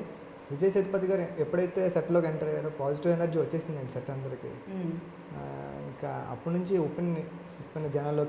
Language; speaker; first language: Telugu; native; Telugu